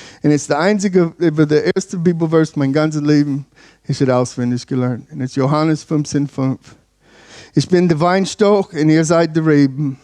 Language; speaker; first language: German; non-native, learner; English